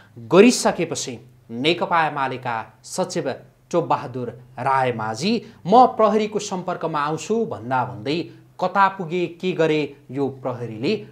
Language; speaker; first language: Nepali; native; Nepali